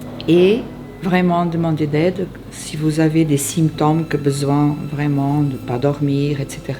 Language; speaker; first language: French; non-native, fluent; Portuguese